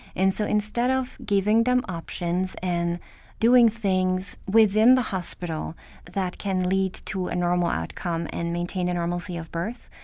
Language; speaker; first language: English; early bilingual, other home language; Norwegian